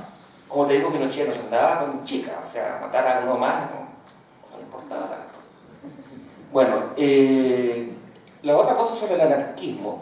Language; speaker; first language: Spanish; native; Spanish